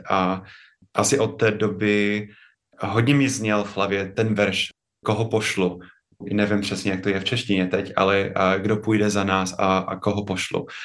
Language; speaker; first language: Czech; non-native, fluent; English